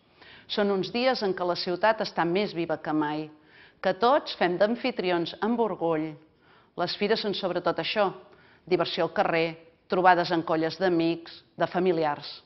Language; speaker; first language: Catalan; native; Catalan